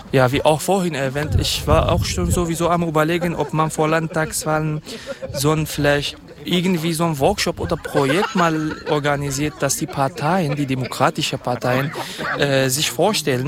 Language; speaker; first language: German; non-native, fluent; Kurdish